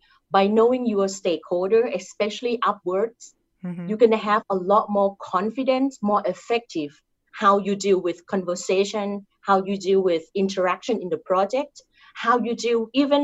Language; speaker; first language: English; non-native, fluent; Thai